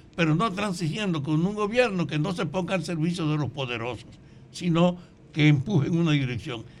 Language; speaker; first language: Spanish; native; Spanish